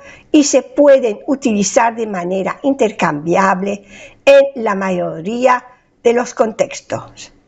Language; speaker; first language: Spanish; non-native, fluent; French